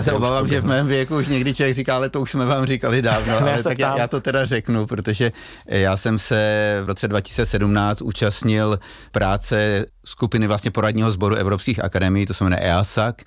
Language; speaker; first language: Czech; native; Czech